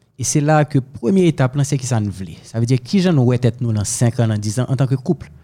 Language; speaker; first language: French; non-native, local second language; Haitian Creole